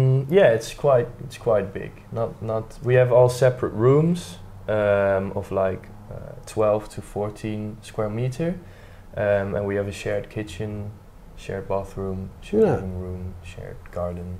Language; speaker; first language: English; non-native, fluent; Dutch